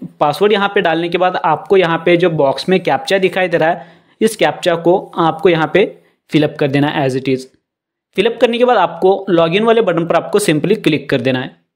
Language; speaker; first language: Hindi; non-native, local second language; Marathi